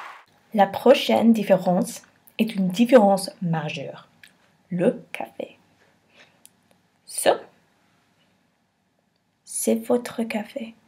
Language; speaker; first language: French; non-native, learner; English